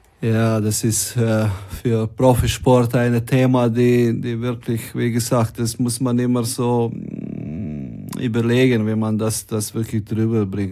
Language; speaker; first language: German; non-native, fluent; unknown